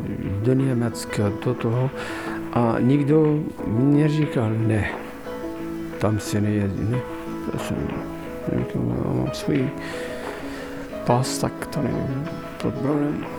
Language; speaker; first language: Czech; non-native, fluent; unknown